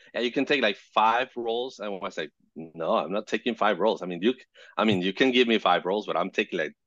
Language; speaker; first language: English; non-native, fluent; Spanish